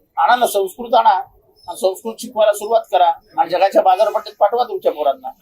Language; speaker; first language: Marathi; native; Marathi